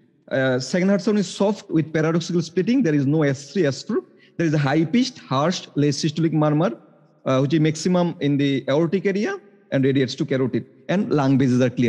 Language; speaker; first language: English; non-native, local second language; Bangla